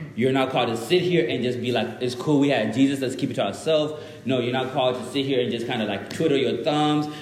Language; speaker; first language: English; early bilingual, other home language; Shona